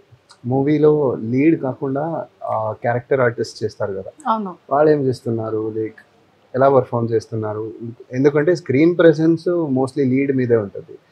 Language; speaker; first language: Telugu; non-native, fluent; Tamil